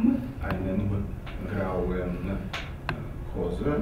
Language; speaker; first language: German; non-native, learner; Russian